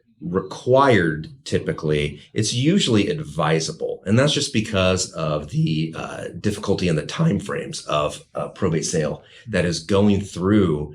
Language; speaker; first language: English; native; English